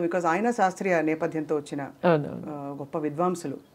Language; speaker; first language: Telugu; native; Telugu